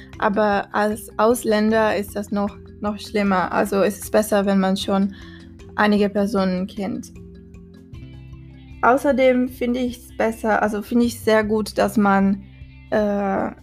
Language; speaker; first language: German; non-native, fluent; Portuguese